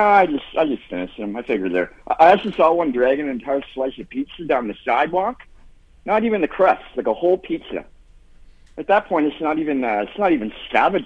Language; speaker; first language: English; native; English